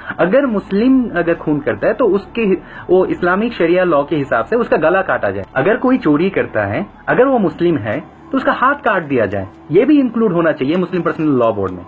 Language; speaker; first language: Hindi; non-native, fluent; Bangla